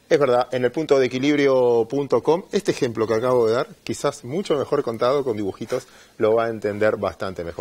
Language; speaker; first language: Spanish; native; Spanish